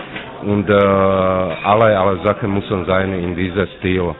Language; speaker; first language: German; non-native, learner; Czech